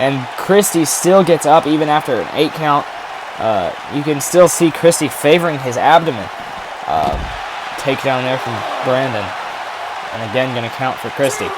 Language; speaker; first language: English; native; English